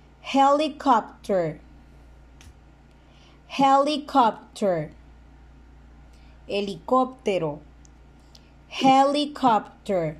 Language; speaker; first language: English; non-native, fluent; Spanish